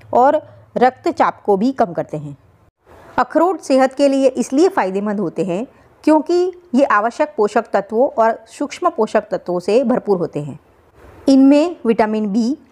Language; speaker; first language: Hindi; non-native, local second language; Gujarati